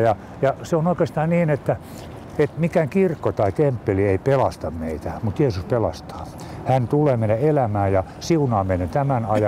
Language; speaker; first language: Finnish; native; Finnish